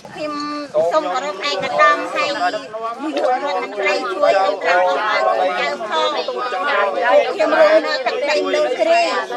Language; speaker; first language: Khmer; non-native, local second language; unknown